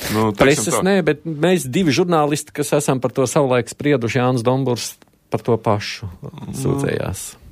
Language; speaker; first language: Latvian; native; Latvian